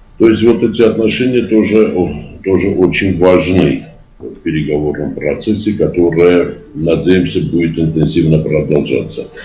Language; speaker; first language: Russian; non-native, local second language; Armenian